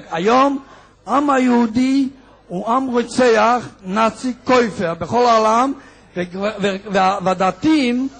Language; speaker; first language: Hebrew; non-native, fluent; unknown